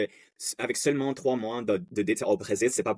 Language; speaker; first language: French; non-native, learner; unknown